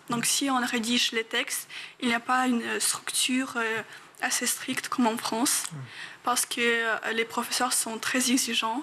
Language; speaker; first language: French; non-native, fluent; Ukrainian